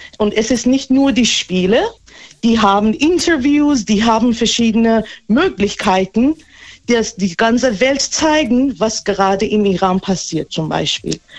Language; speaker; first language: German; non-native, fluent; Persian